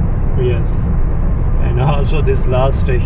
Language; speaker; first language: English; non-native, learner; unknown